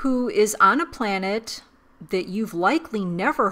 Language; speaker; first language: English; native; English